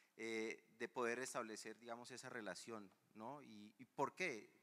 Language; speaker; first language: Spanish; native; Spanish